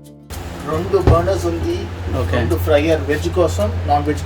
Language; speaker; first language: Telugu; non-native, learner; Tamil